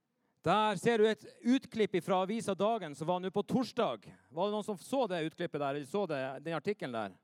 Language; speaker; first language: Norwegian; native; Norwegian